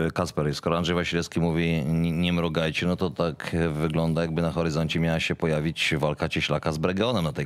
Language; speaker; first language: Polish; native; Polish